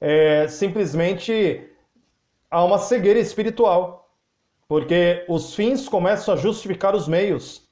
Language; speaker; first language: Portuguese; native; Portuguese